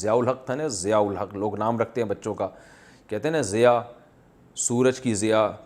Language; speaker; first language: Urdu; native; Urdu